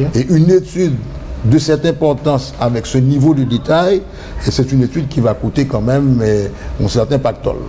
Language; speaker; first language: French; non-native, local second language; Haitian Creole